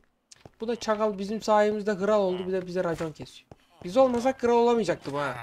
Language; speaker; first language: Turkish; native; Turkish